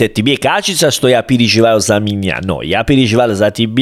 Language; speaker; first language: Russian; non-native, learner; Italian